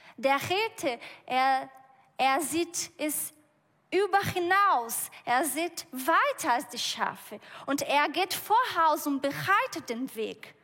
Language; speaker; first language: German; non-native, fluent; Portuguese